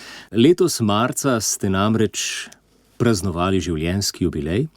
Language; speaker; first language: Slovenian; native; Slovenian